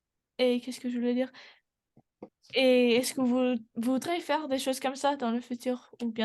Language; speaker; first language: French; non-native, learner; English